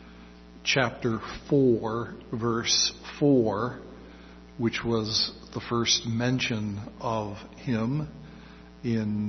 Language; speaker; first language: English; native; English